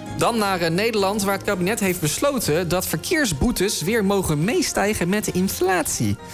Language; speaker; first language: Dutch; native; Dutch